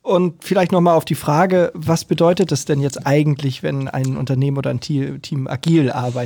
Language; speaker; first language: German; native; German